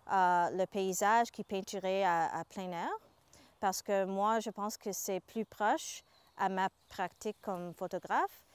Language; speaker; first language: French; non-native, fluent; English